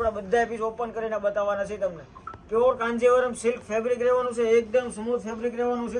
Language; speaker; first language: Gujarati; native; Gujarati